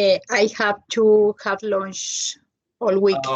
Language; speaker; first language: English; non-native, learner; Spanish